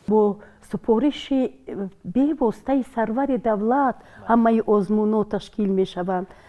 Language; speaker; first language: Tajik; non-native, local second language; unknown